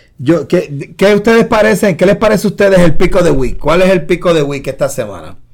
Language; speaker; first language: Spanish; native; Spanish